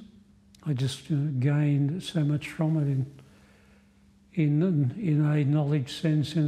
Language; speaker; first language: English; native; English